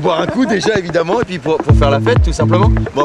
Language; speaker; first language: French; native; French